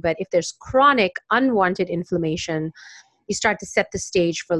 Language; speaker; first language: English; non-native, local second language; Hindi